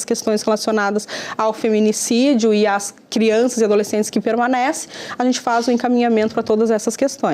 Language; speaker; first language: Portuguese; native; Portuguese